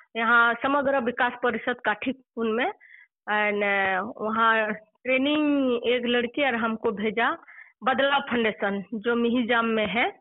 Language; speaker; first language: Hindi; non-native, local second language; Santali